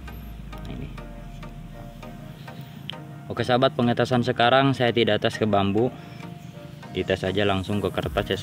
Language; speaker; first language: Indonesian; non-native, local second language; Sundanese